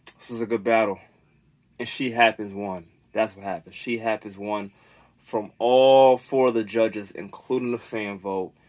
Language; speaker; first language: English; native; English